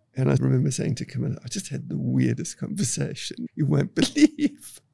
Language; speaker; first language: English; native; English